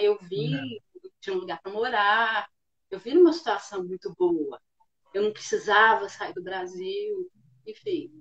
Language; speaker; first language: Portuguese; native; Portuguese